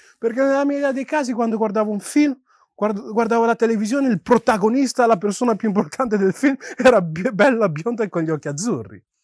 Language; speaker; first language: Italian; early bilingual, other home language; Yoruba